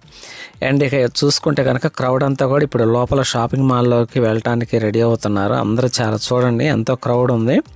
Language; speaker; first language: Telugu; native; Telugu